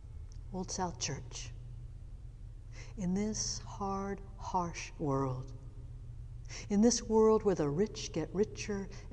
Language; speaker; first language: English; native; English